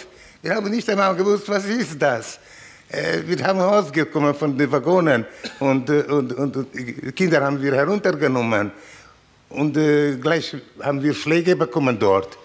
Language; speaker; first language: German; non-native, learner; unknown